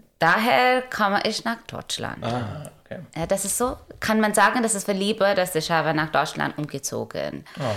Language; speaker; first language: German; non-native, learner; Hindi